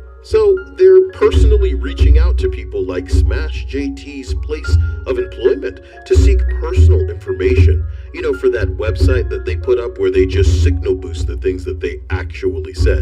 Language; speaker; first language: English; native; English